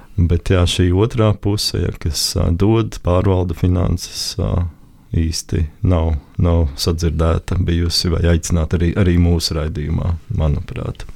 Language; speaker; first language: Latvian; native; Latvian